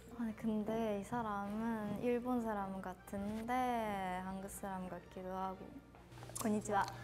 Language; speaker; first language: Korean; non-native, fluent; Japanese